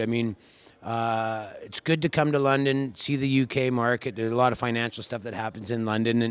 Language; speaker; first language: English; native; English